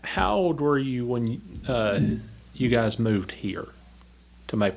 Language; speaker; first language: English; native; English